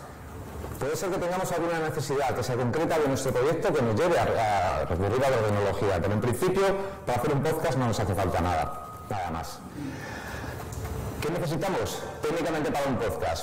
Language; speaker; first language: Spanish; native; Spanish